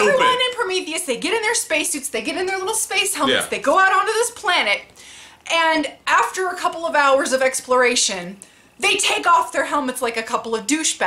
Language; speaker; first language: English; native; English